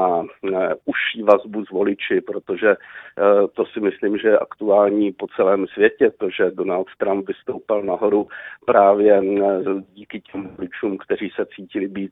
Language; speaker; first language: Czech; native; Czech